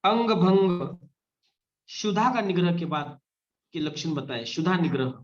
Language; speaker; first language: Hindi; non-native, local second language; Marathi